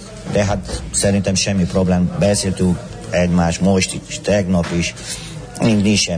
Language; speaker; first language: Hungarian; non-native, learner; Romanian